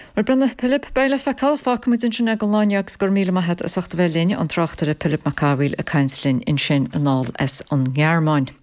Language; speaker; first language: Irish; native; Irish